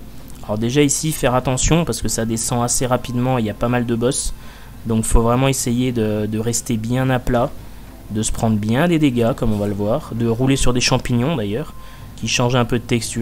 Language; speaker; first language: French; native; French